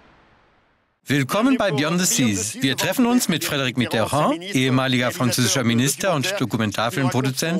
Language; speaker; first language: German; native; German